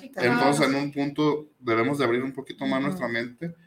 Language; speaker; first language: Spanish; native; Spanish